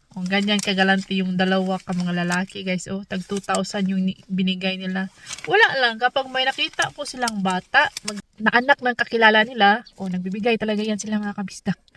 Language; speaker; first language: Filipino; non-native, local second language; Cebuano